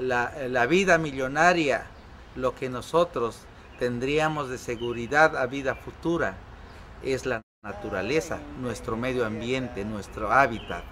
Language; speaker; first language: Spanish; non-native, local second language; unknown